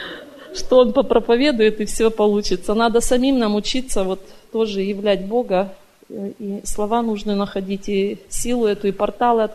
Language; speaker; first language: Russian; native; Russian